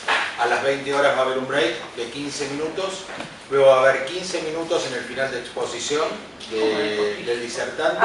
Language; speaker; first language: Spanish; native; Spanish